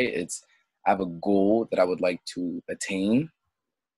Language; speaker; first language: English; early bilingual, other home language; French